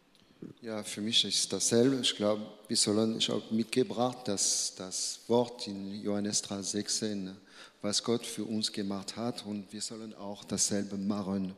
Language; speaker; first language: German; non-native, learner; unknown